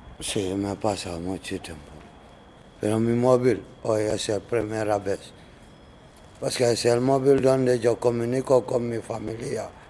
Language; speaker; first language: Spanish; non-native, learner; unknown